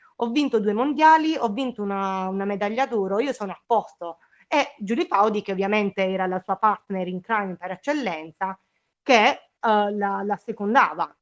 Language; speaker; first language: Italian; native; Italian